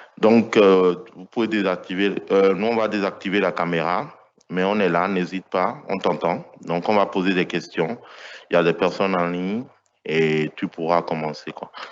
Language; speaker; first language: French; native; French